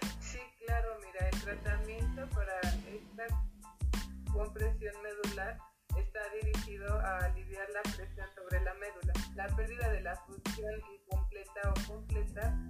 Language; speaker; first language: Spanish; native; Spanish